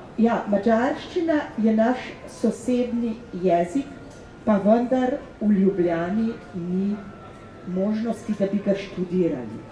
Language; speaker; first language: Slovenian; native; Slovenian